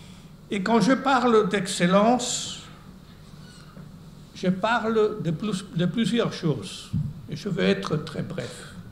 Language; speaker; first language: French; non-native, fluent; Spanish